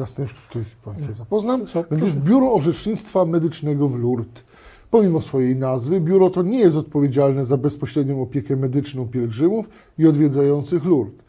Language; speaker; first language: Polish; native; Polish